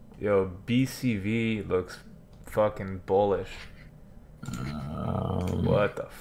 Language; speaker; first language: English; native; English